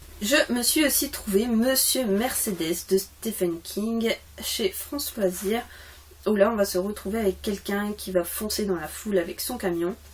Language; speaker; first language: French; native; French